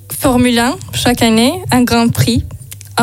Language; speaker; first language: French; non-native, learner; Azerbaijani